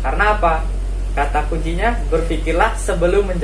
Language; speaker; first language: Indonesian; native; Indonesian